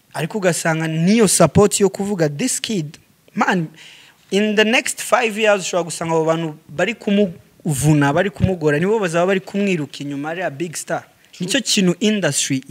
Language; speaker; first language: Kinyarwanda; early bilingual, heritage; Kinyarwanda